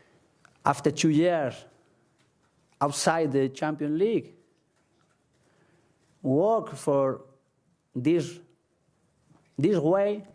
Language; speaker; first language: English; non-native, learner; Spanish